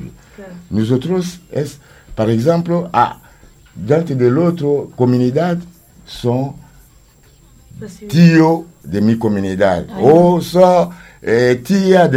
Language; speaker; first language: Spanish; non-native, learner; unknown